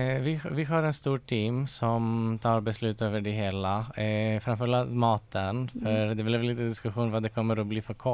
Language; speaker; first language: Swedish; non-native, fluent; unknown